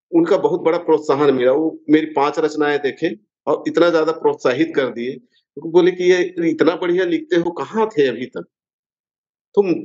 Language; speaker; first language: Hindi; native; Hindi